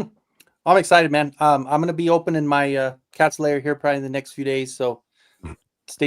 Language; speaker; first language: English; native; English